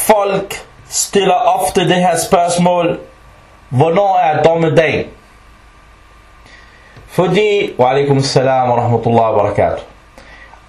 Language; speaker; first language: Danish; early bilingual, other home language; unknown